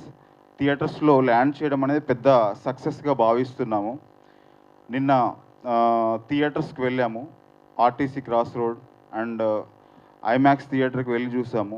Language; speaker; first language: Telugu; native; Telugu